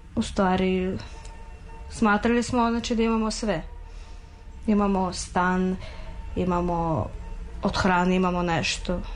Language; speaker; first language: Serbian; non-native, fluent; Russian